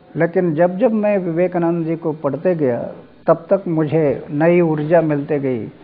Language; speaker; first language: Hindi; non-native, local second language; Marathi